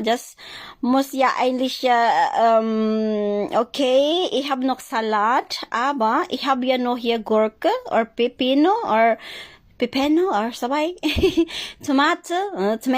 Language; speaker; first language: German; non-native, fluent; Cebuano